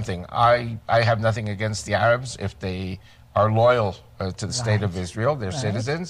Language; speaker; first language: English; native; English